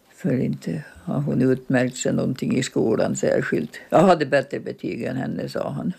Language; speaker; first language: Swedish; native; Swedish